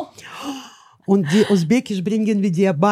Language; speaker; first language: German; non-native, learner; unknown